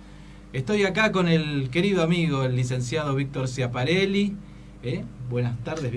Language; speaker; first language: Spanish; native; Spanish